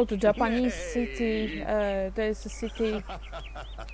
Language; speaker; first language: English; non-native, fluent; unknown